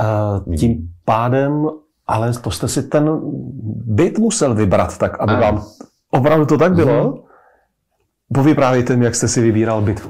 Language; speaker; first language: Czech; native; Czech